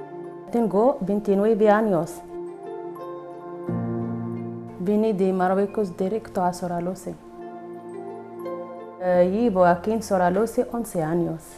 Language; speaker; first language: Spanish; non-native, learner; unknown